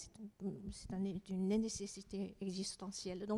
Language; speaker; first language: French; non-native, fluent; Chinese